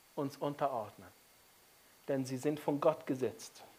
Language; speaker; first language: German; non-native, fluent; Arabic